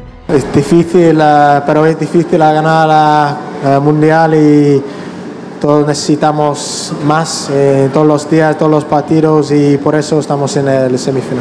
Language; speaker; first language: Spanish; non-native, fluent; English